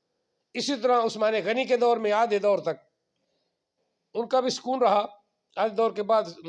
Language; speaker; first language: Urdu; non-native, local second language; Punjabi